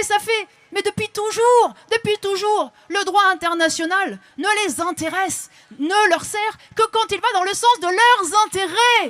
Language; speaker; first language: French; native; French